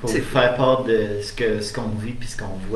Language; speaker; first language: French; native; French